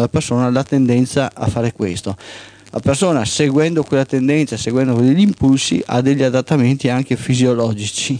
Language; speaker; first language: Italian; native; Italian